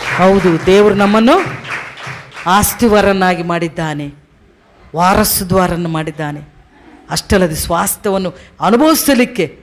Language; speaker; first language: Kannada; non-native, local second language; Telugu